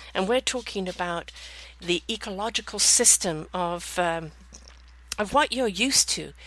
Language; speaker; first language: English; native; English